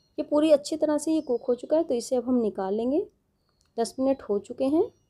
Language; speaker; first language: Hindi; native; Hindi